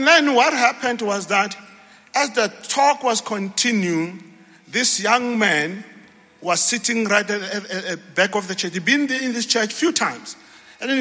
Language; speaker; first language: English; non-native, local second language; Zulu